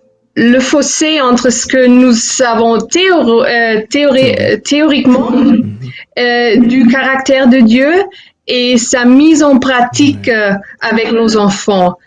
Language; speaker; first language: French; non-native, fluent; German